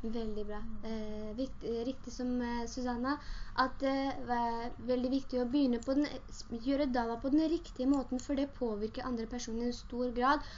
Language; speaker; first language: Norwegian; early bilingual, other home language; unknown